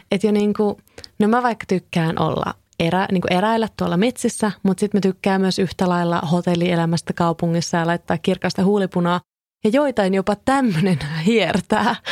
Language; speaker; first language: Finnish; native; Finnish